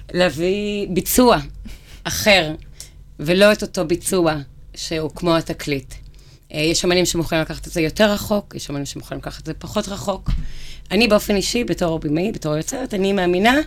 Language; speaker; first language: Hebrew; native; Hebrew